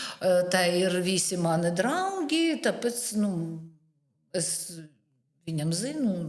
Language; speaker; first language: Latvian; non-native, learner; Russian